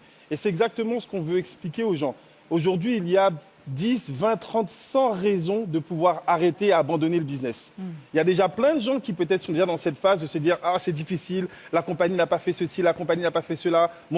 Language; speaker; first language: French; native; French